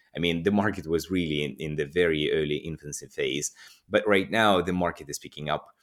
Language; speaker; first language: English; non-native, fluent; Russian